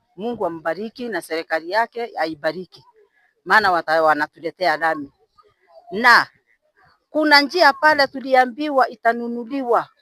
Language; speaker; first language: Swahili; non-native, local second language; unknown